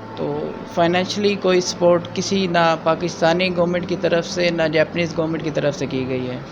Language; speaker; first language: Urdu; non-native, local second language; Punjabi